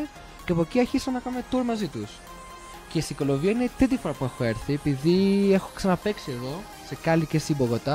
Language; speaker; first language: Greek; early bilingual, heritage; English